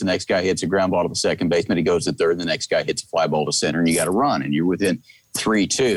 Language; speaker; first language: English; native; English